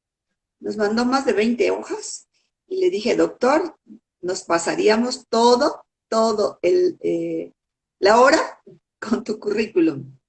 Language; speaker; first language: Spanish; native; Spanish